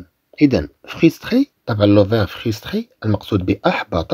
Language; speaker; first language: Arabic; native; Arabic